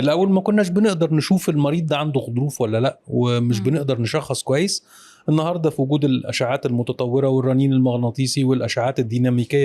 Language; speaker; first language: Arabic; native; Arabic